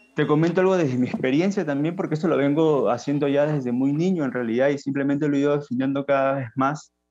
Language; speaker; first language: Spanish; native; Spanish